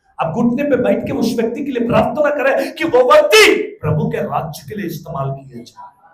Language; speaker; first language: Hindi; non-native, local second language; Telugu